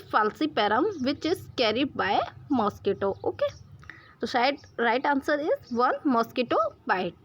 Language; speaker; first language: English; non-native, local second language; Hindi